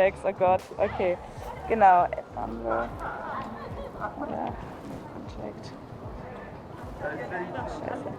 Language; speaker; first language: German; native; German